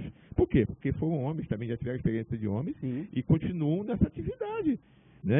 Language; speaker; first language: Portuguese; native; Portuguese